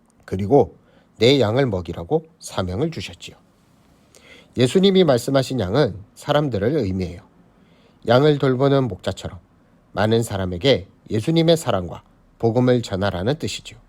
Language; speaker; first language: Korean; native; Korean